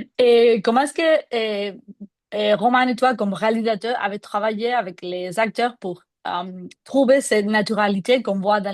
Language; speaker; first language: French; non-native, fluent; Spanish